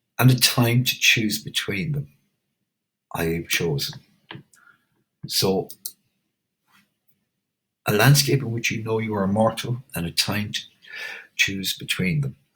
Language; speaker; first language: English; native; English